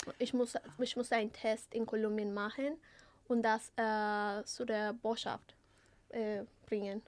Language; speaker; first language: German; non-native, fluent; Spanish